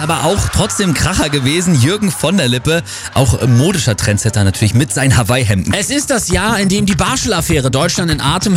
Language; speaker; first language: German; native; German